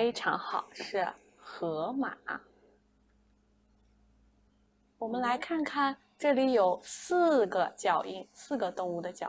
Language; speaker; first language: Chinese; non-native, fluent; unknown